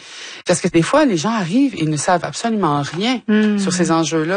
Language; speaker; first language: French; native; French